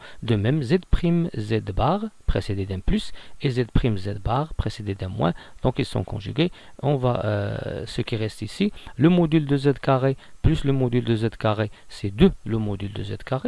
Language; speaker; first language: French; non-native, local second language; Arabic